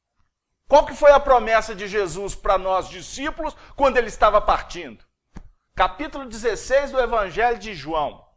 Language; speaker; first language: Portuguese; native; Portuguese